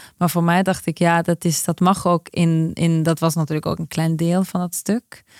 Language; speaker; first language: Dutch; non-native, fluent; Norwegian